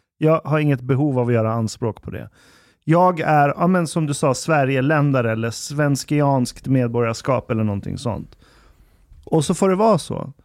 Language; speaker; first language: Swedish; early bilingual, other home language; Persian